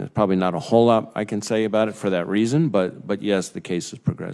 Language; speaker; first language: English; native; English